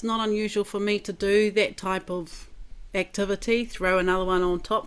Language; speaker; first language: English; native; English